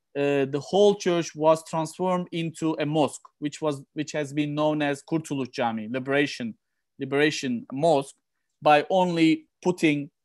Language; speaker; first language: English; non-native, fluent; Turkish